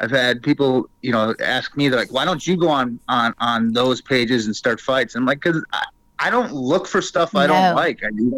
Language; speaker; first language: English; native; English